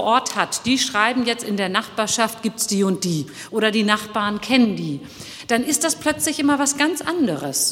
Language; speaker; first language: German; early bilingual, other home language; Turkish